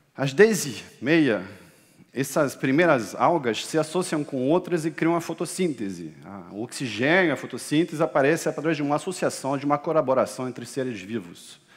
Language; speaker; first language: Portuguese; non-native, fluent; French